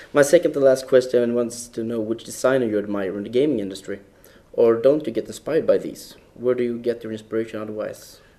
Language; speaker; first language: English; non-native, fluent; Swedish